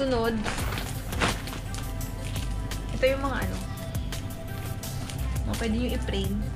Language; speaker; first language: Filipino; native; Filipino